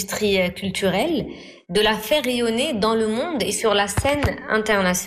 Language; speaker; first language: French; non-native, local second language; Arabic